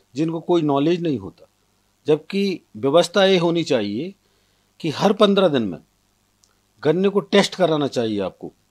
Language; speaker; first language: Hindi; native; Hindi